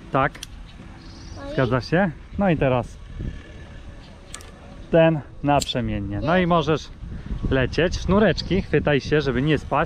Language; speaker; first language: Polish; native; Polish